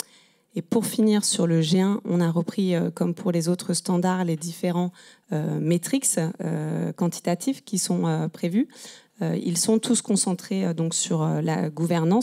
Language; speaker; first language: French; native; French